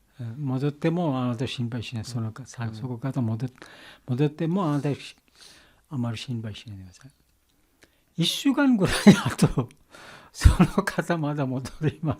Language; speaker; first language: Japanese; non-native, learner; Bangla